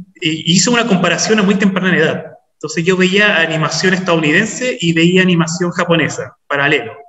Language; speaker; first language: Spanish; native; Spanish